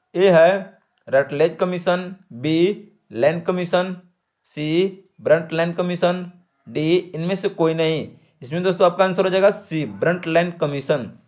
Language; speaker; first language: Hindi; native; Hindi